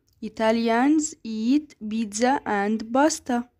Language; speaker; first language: English; non-native, fluent; Arabic